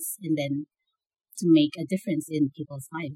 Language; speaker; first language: English; non-native, local second language; Bikol